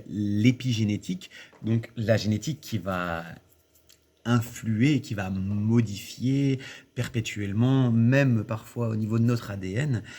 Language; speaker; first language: French; native; French